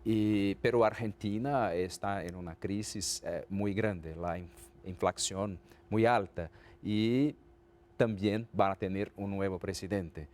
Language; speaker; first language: Spanish; non-native, fluent; Portuguese